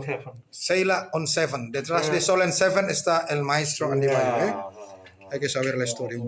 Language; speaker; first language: Spanish; non-native, fluent; Indonesian